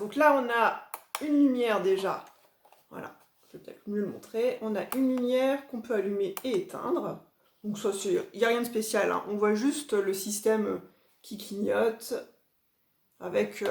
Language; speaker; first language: French; native; French